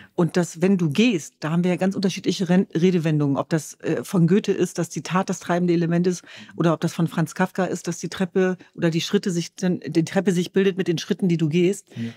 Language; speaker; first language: German; early bilingual, other home language; Kurdish